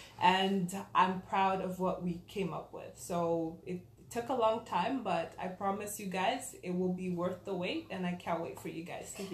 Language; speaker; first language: English; early bilingual, other home language; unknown